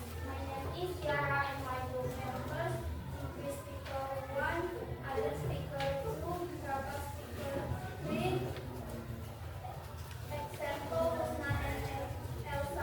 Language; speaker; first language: English; non-native, learner; Indonesian